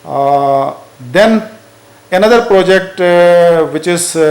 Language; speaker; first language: English; non-native, local second language; Urdu